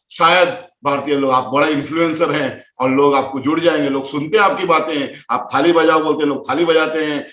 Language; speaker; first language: Hindi; non-native, local second language; Konkani